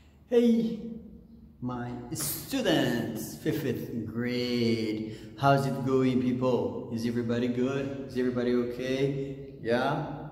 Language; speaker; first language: English; non-native, fluent; Portuguese